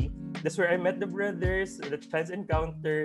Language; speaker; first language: English; non-native, local second language; Hiligaynon